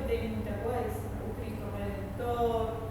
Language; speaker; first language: Portuguese; non-native, fluent; Spanish